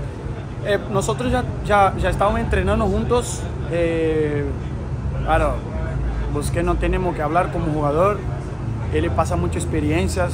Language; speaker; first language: Spanish; non-native, learner; Portuguese